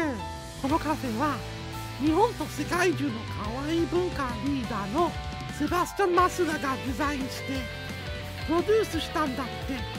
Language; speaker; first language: Japanese; non-native, fluent; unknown